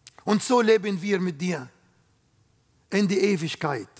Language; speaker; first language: German; non-native, learner; Arabic